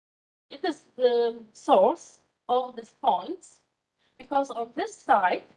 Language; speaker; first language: English; non-native, fluent; Polish